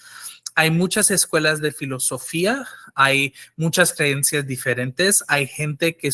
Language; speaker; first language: Spanish; non-native, fluent; English